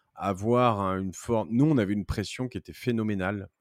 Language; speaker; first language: French; native; French